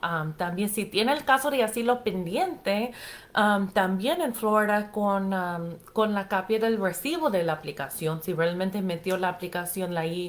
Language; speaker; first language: Spanish; non-native, fluent; English